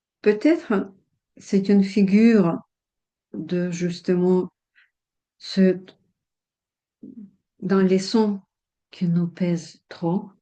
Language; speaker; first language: French; non-native, fluent; Russian